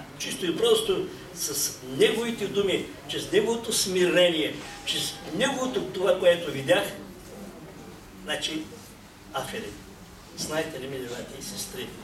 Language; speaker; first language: Bulgarian; non-native, local second language; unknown